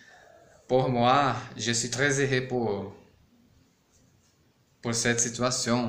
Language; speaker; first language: French; non-native, learner; Portuguese